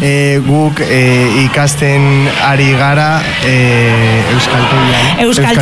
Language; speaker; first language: Basque; non-native, learner; Spanish